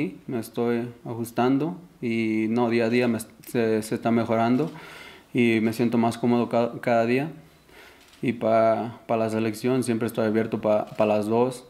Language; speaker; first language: Spanish; early bilingual, heritage; Spanish